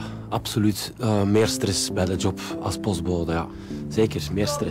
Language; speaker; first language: Dutch; native; Dutch